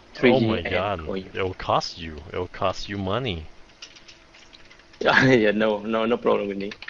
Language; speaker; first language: English; non-native, learner; Vietnamese